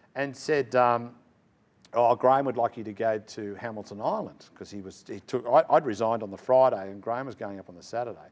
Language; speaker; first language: English; native; English